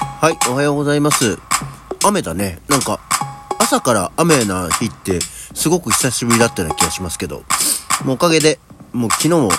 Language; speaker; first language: Japanese; native; Japanese